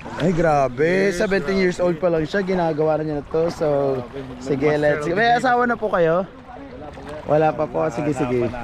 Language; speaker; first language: Filipino; native; Filipino